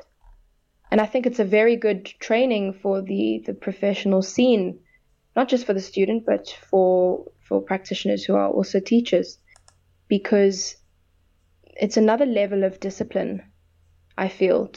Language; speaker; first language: English; native; English